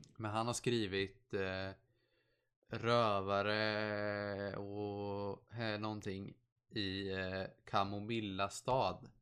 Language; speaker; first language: Swedish; native; Swedish